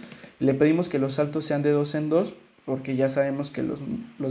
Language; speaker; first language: Spanish; native; Spanish